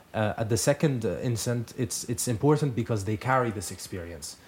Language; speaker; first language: English; non-native, fluent; Arabic